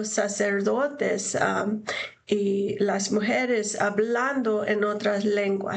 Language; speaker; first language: Spanish; non-native, fluent; English